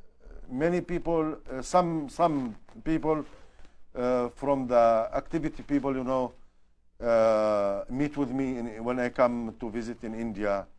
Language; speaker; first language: English; non-native, learner; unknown